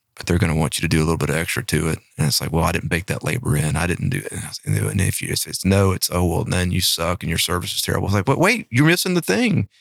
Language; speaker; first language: English; native; English